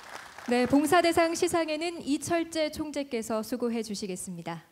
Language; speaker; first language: Korean; native; Korean